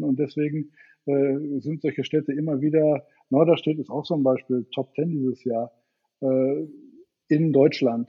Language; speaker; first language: German; native; German